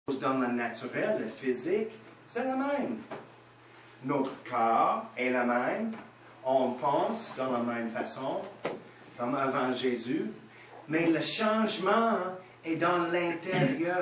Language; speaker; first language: French; non-native, fluent; English